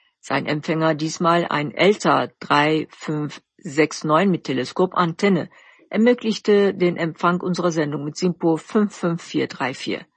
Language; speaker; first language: German; non-native, fluent; Turkish